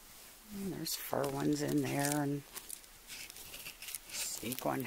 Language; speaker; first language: English; native; English